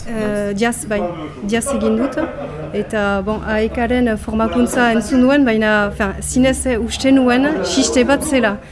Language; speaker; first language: Basque; non-native, local second language; French